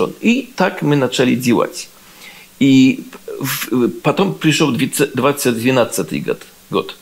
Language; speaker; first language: Russian; non-native, learner; Polish